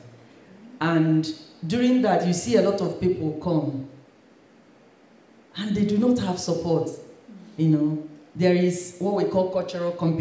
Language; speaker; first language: English; non-native, local second language; Igbo